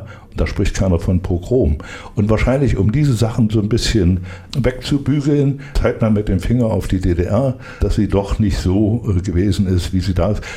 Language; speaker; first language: German; native; German